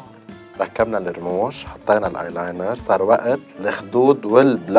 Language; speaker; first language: Arabic; native; Arabic